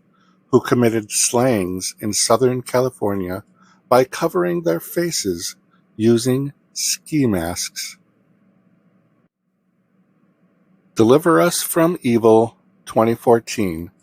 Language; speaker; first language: English; native; English